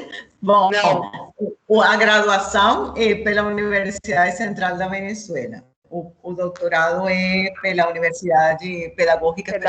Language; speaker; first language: Portuguese; non-native, fluent; Spanish